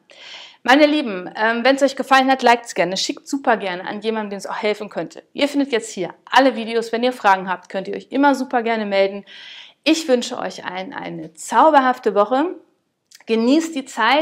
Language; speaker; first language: German; native; German